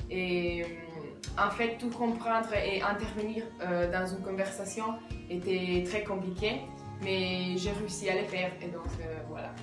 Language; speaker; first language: French; non-native, fluent; Italian